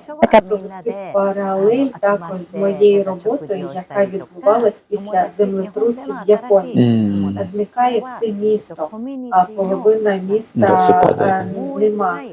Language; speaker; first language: Ukrainian; non-native, fluent; Japanese